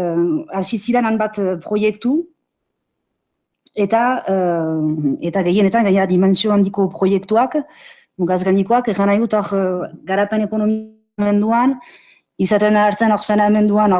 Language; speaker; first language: Basque; native; Basque